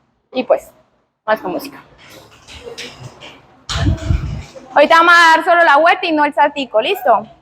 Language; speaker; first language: Spanish; native; Spanish